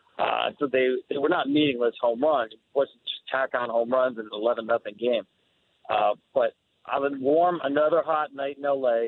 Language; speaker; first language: English; native; English